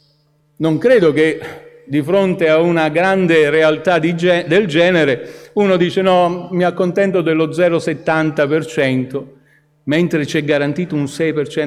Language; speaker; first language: Italian; native; Italian